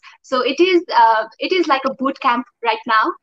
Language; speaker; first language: English; non-native, local second language; Nepali